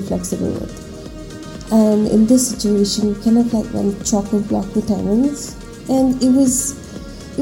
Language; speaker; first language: English; non-native, local second language; Malayalam